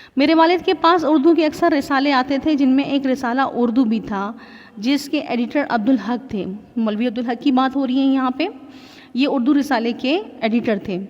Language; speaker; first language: Urdu; non-native, local second language; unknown